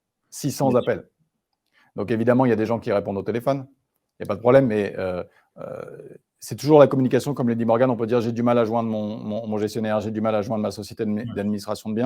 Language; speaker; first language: French; native; French